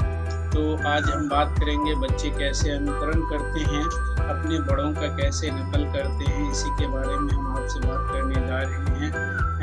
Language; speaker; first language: Hindi; native; Hindi